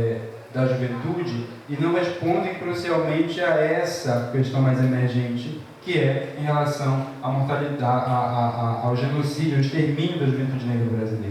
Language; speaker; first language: Portuguese; native; Portuguese